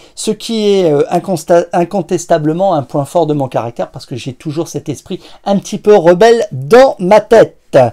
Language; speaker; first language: French; native; French